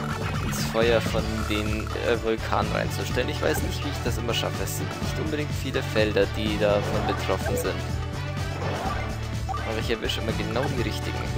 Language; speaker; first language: German; native; German